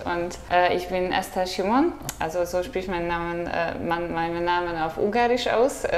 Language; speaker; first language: German; non-native, fluent; Hungarian